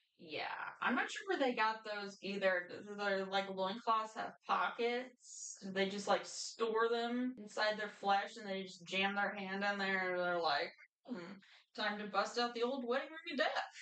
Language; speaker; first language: English; native; English